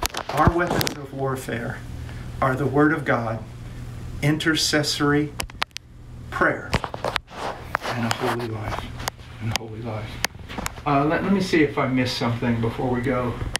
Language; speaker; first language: English; native; English